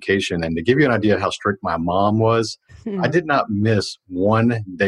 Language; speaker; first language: English; native; English